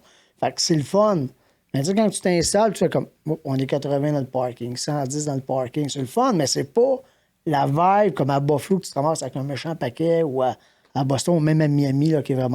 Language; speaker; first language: French; native; French